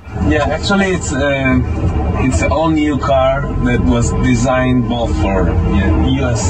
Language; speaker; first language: English; non-native, fluent; Italian